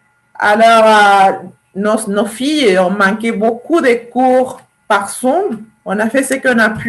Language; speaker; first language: French; non-native, fluent; Spanish